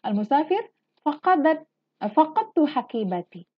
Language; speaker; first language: Arabic; non-native, fluent; Indonesian